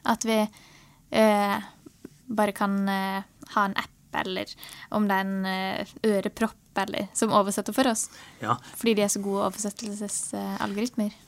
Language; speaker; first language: Norwegian; native; Norwegian